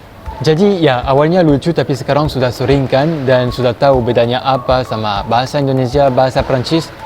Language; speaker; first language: Indonesian; non-native, fluent; French